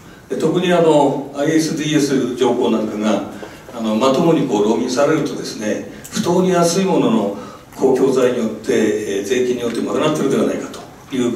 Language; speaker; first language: Japanese; native; Japanese